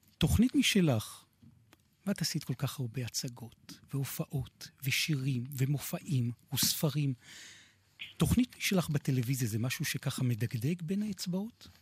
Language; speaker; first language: Hebrew; native; Hebrew